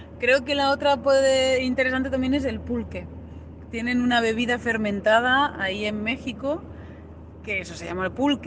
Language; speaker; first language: Spanish; native; Spanish